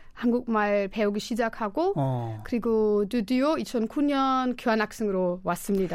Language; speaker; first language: Korean; non-native, fluent; German